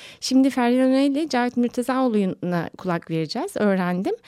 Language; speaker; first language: Turkish; native; Turkish